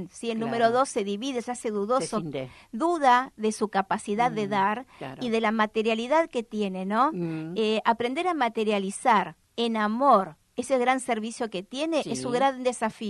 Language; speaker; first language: Spanish; native; Spanish